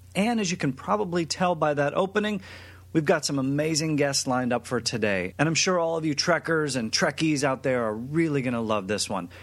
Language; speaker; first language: English; native; English